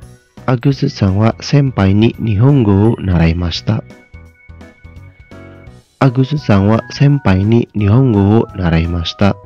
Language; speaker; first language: Japanese; non-native, fluent; Indonesian